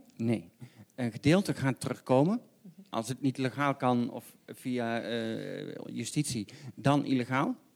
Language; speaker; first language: Dutch; native; Dutch